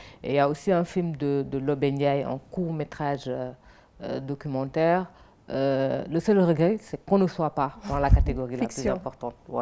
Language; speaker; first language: French; non-native, local second language; Wolof